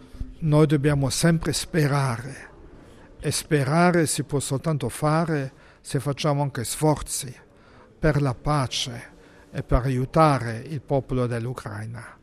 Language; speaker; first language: Italian; non-native, fluent; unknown